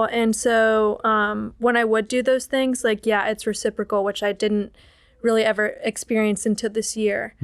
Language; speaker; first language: English; native; English